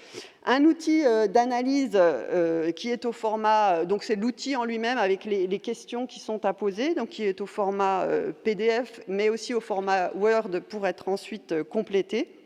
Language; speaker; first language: French; native; French